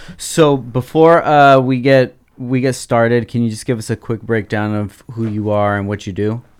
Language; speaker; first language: English; native; English